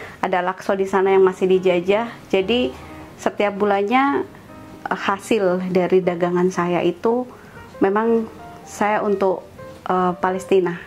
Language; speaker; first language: Indonesian; native; Indonesian